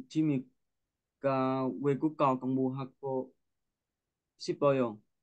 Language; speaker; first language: Korean; non-native, learner; Vietnamese